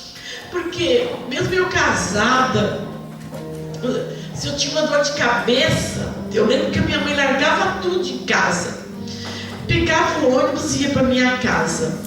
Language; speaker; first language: Portuguese; native; Portuguese